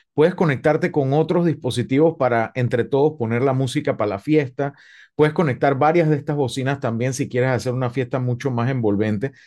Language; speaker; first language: Spanish; native; Spanish